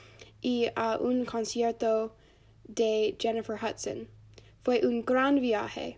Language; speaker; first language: Spanish; non-native, learner; English